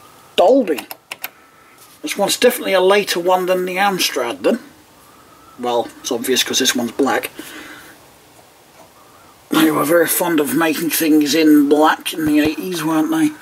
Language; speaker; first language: English; native; English